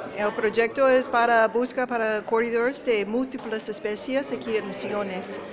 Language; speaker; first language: Spanish; non-native, learner; English